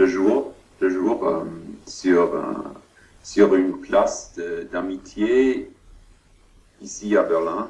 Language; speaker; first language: French; non-native, learner; German